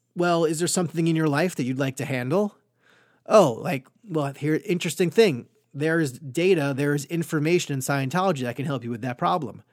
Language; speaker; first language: English; native; English